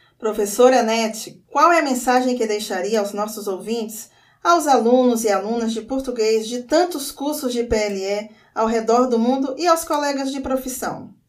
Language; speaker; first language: Portuguese; native; Portuguese